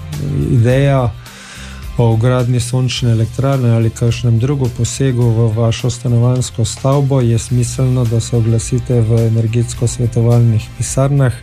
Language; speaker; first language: Slovenian; native; Slovenian